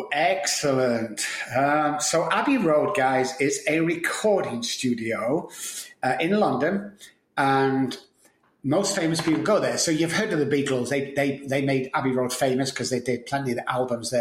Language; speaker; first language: English; native; English